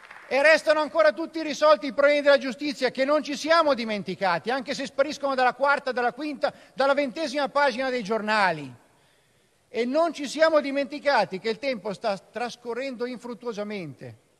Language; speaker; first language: Italian; native; Italian